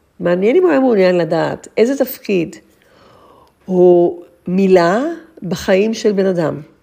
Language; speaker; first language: Hebrew; native; Hebrew